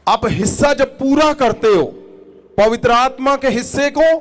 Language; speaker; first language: Hindi; non-native, local second language; Punjabi